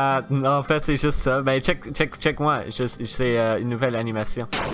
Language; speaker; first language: French; native; French